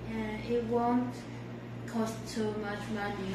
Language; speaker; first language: English; non-native, learner; Chinese